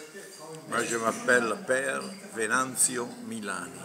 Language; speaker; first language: French; non-native, fluent; Italian